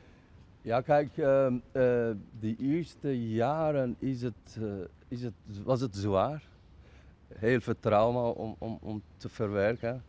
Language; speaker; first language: Dutch; non-native, fluent; Persian